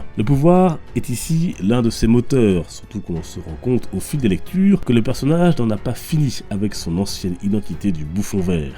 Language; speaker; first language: French; native; French